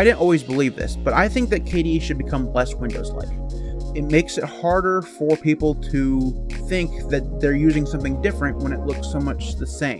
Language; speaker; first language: English; native; English